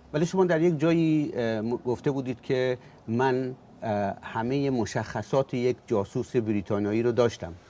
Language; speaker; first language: Persian; native; Persian